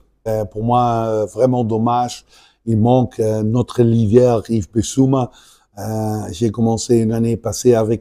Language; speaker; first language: French; non-native, local second language; Dutch